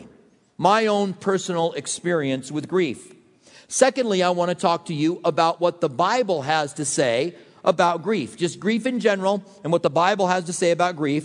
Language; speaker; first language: English; native; English